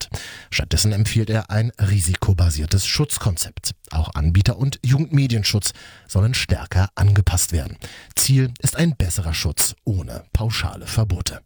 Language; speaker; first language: German; native; German